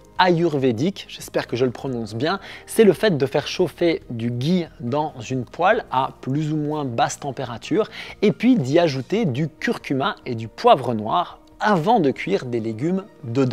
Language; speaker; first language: French; native; French